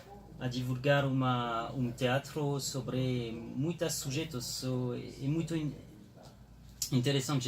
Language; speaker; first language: Portuguese; non-native, learner; French